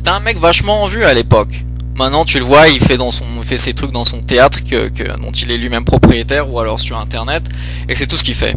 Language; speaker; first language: French; early bilingual, other home language; Portuguese